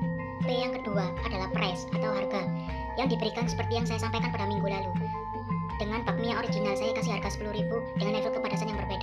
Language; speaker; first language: Indonesian; native; Indonesian